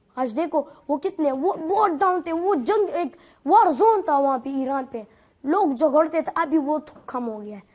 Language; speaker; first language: Urdu; non-native, local second language; Pashto